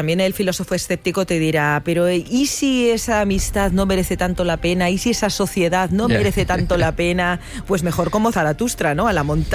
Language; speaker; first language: Spanish; native; Spanish